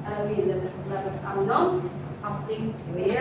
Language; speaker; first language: French; non-native, fluent; Indonesian